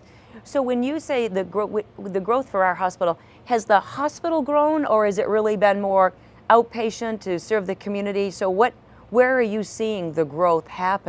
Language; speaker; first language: English; native; English